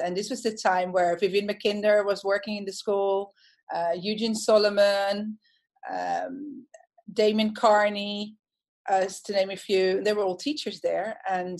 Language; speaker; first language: English; non-native, fluent; Dutch